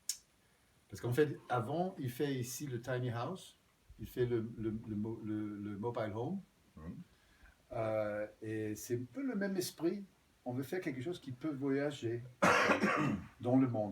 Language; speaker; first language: French; non-native, fluent; Danish